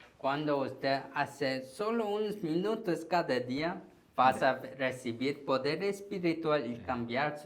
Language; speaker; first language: Spanish; non-native, learner; Korean